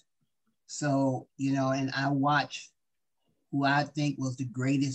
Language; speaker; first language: English; native; English